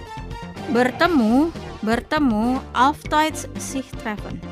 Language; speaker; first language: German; non-native, fluent; Indonesian